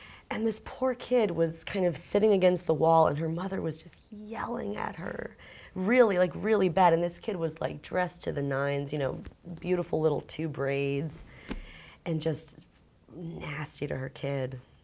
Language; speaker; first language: English; early bilingual, other home language; Ukrainian